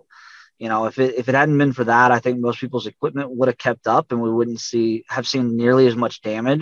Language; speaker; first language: English; native; English